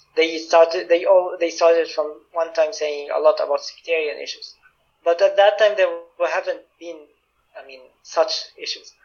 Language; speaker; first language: English; non-native, fluent; Arabic